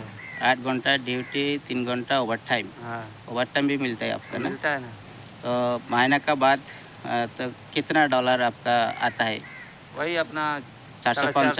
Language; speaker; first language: Hindi; non-native, learner; Bangla